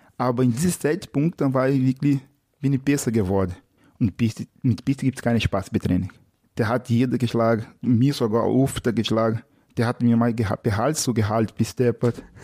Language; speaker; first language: German; non-native, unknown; Portuguese